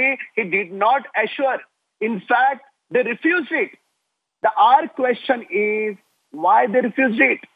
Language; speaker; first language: English; non-native, local second language; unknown